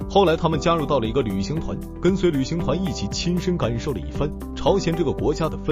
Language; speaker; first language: Chinese; native; Chinese